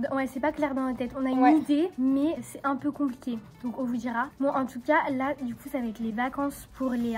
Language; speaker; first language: French; native; French